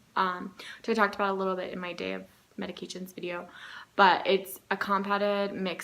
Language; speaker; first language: English; native; English